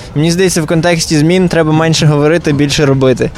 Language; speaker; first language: Ukrainian; native; Ukrainian